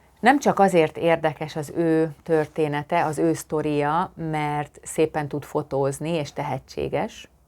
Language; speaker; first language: Hungarian; native; Hungarian